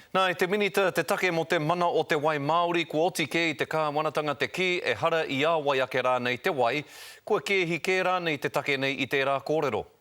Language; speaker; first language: Māori; non-native, local second language; English